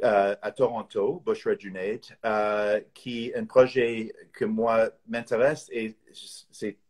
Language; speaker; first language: French; non-native, fluent; English